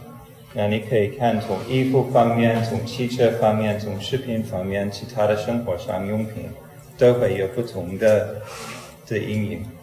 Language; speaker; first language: Chinese; non-native, fluent; English